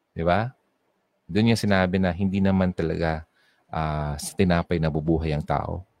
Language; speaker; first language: Filipino; non-native, local second language; Bikol